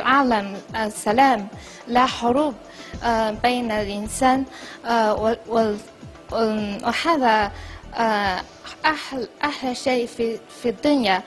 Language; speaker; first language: Arabic; non-native, learner; Chinese